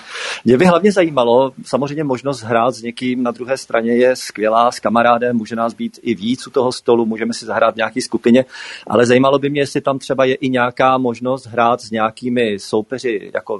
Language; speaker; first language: Czech; native; Czech